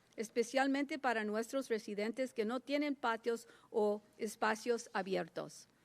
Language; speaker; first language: Spanish; early bilingual, heritage; Spanish